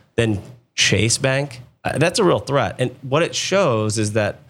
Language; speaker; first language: English; native; English